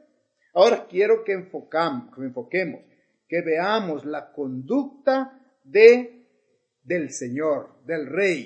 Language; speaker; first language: Spanish; native; Spanish